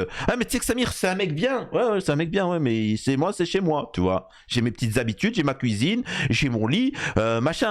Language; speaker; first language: French; native; French